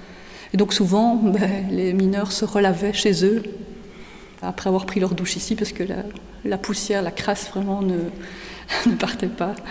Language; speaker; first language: French; native; French